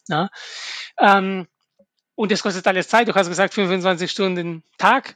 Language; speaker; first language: German; non-native, fluent; Spanish